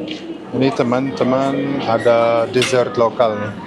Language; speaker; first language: Indonesian; non-native, fluent; Arabic